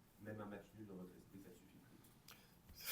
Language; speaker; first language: French; native; French